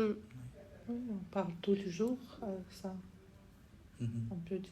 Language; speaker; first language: French; non-native, learner; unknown